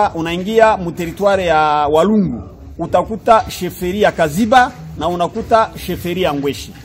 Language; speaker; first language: Swahili; non-native, local second language; Kinyarwanda